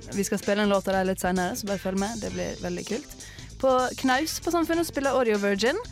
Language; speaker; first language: Norwegian; native; Norwegian